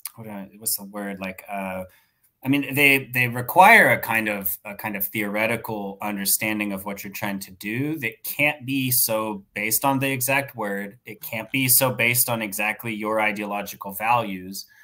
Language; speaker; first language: English; native; English